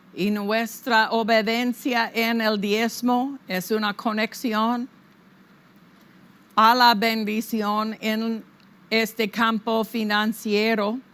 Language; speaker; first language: Spanish; non-native, fluent; English